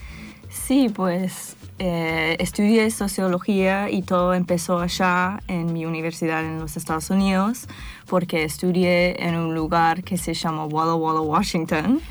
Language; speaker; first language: Spanish; non-native, fluent; English